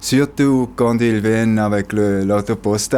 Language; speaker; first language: French; non-native, local second language; German